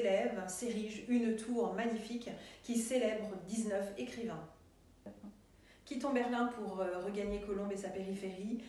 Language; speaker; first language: French; native; French